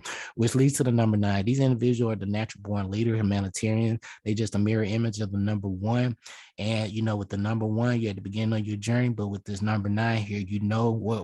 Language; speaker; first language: English; native; English